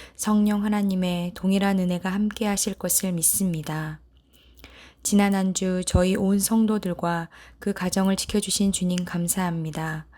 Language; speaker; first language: Korean; native; Korean